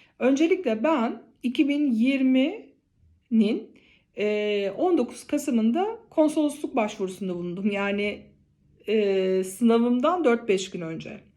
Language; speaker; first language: Turkish; native; Turkish